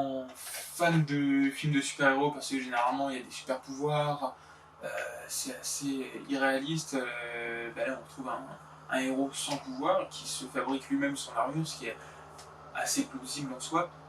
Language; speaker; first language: French; native; French